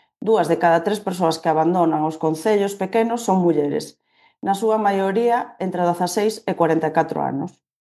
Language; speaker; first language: Galician; native; Galician